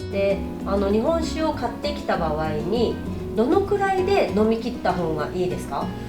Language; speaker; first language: Japanese; native; Japanese